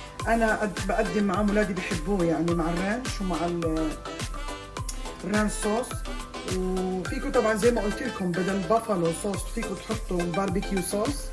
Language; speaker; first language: Arabic; native; Arabic